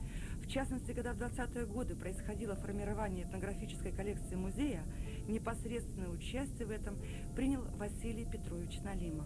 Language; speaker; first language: Russian; native; Russian